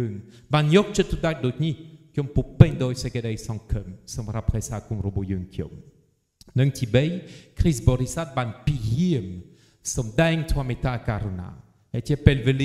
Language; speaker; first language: Khmer; non-native, fluent; French